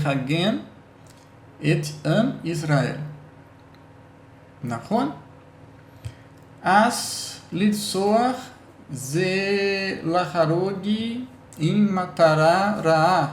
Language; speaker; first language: Hebrew; non-native, learner; Portuguese